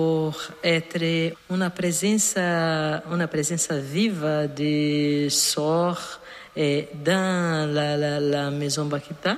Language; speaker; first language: French; non-native, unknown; Portuguese